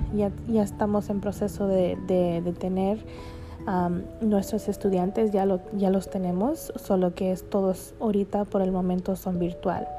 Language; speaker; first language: Spanish; early bilingual, heritage; Spanish